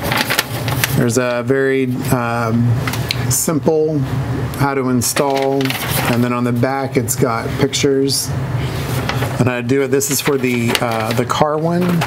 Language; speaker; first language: English; native; English